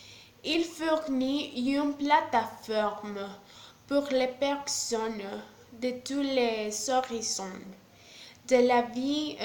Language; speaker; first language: French; non-native, learner; Spanish